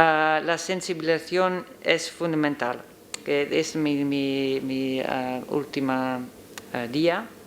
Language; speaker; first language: Spanish; non-native, learner; Dutch